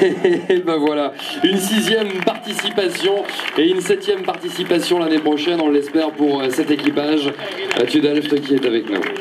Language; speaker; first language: French; native; French